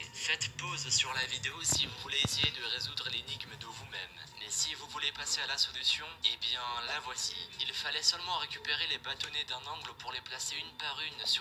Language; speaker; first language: French; native; French